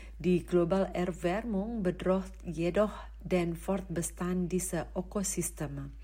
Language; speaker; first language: German; non-native, fluent; Indonesian